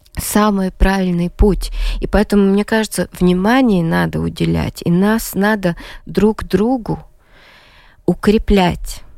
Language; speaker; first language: Russian; non-native, local second language; Latvian